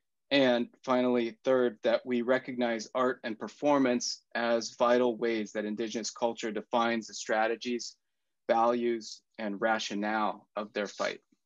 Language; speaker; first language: English; native; English